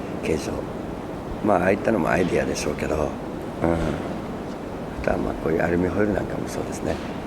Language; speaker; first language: Japanese; native; Japanese